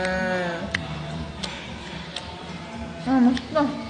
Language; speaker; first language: Korean; non-native, learner; Japanese